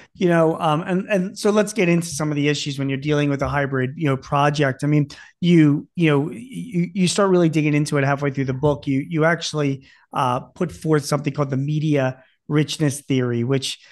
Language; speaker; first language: English; native; English